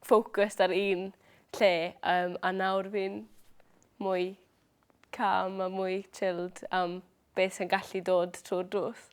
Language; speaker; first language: Welsh; native; Welsh